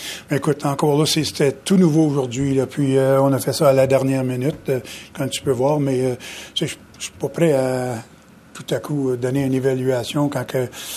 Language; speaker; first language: French; native; French